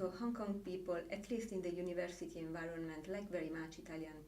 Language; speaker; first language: English; non-native, fluent; Italian